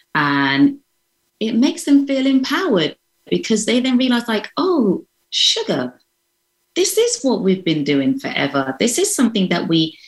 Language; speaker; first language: English; native; English